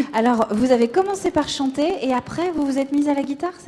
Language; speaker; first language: French; native; French